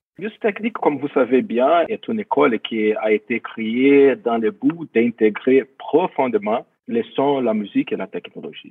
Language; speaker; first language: French; non-native, fluent; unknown